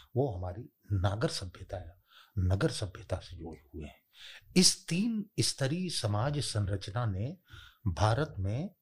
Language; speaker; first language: Hindi; native; Hindi